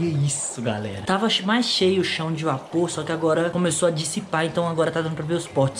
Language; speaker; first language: Portuguese; native; Portuguese